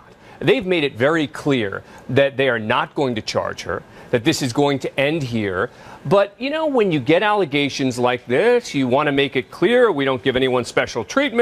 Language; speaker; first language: English; native; English